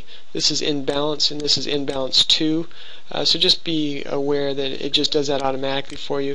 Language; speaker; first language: English; native; English